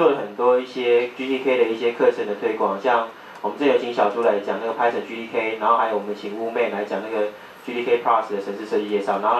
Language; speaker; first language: Chinese; native; Chinese